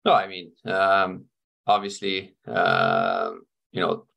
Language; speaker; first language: English; non-native, fluent; Swedish